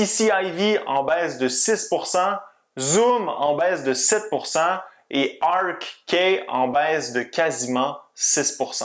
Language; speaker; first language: French; native; French